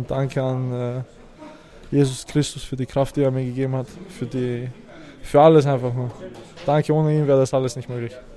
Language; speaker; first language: German; early bilingual, other home language; Serbian